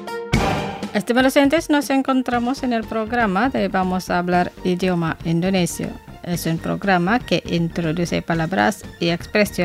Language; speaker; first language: Spanish; non-native, fluent; Indonesian